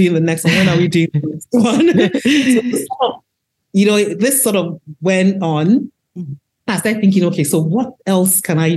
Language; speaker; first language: English; non-native, local second language; Igbo